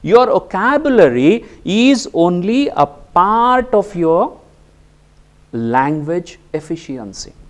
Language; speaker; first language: English; non-native, local second language; Kannada